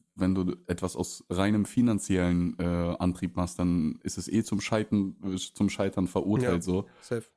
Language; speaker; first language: German; early bilingual, other home language; Russian